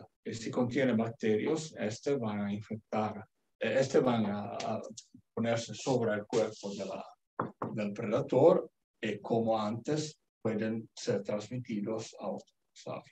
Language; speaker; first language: Spanish; non-native, learner; Italian